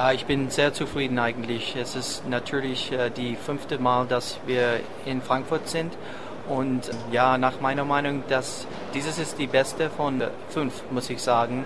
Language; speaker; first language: German; non-native, learner; English